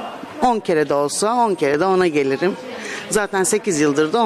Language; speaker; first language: Turkish; native; Turkish